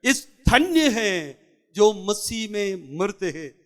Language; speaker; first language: Hindi; non-native, local second language; Malayalam